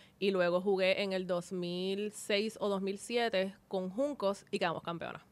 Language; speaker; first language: Spanish; native; Spanish